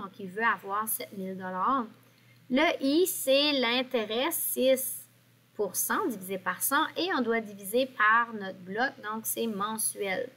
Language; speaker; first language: French; native; French